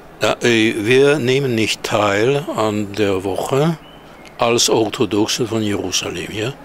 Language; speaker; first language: German; non-native, fluent; Hebrew